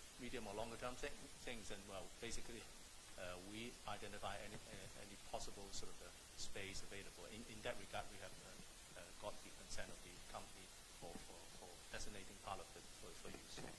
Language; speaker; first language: English; non-native, local second language; Cantonese